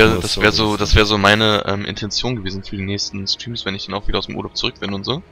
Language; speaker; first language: German; native; German